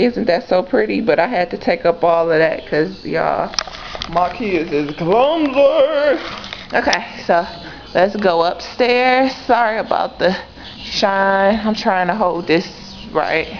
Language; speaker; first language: English; native; English